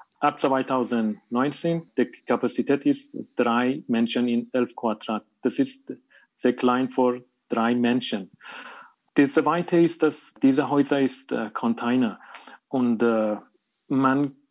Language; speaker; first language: German; non-native, learner; Persian